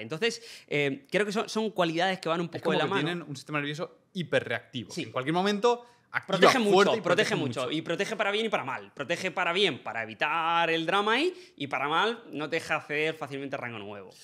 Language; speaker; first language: Spanish; native; Spanish